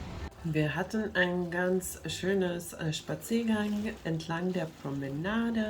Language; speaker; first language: German; non-native, fluent; Finnish